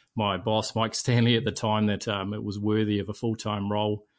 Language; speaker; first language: English; native; English